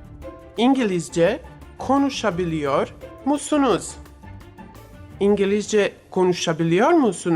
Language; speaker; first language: Turkish; non-native, fluent; Bosnian